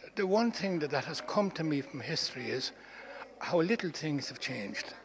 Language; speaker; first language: English; native; English